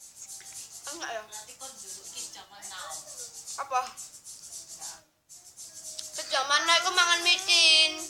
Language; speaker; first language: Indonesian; non-native, local second language; Javanese